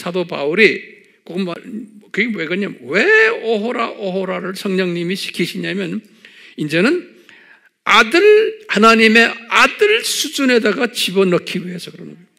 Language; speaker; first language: Korean; native; Korean